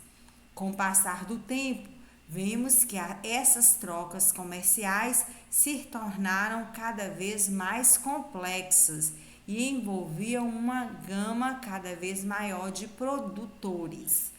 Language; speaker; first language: Portuguese; native; Portuguese